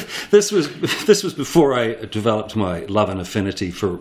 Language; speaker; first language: English; native; English